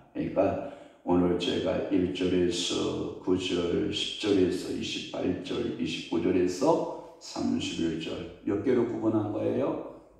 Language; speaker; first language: Korean; native; Korean